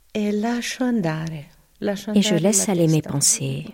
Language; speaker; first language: French; non-native, learner; Spanish